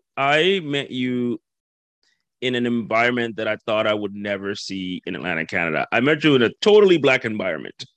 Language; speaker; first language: English; non-native, fluent; Spanish